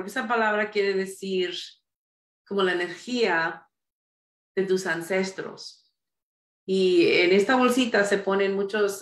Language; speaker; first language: Spanish; early bilingual, heritage; Spanish